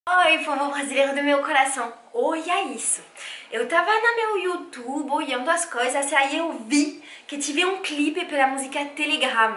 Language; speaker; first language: Portuguese; non-native, fluent; French